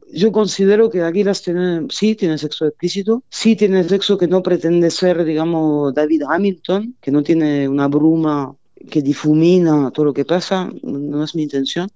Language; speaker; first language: Spanish; non-native, fluent; French